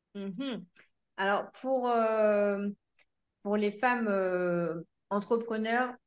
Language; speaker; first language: French; native; French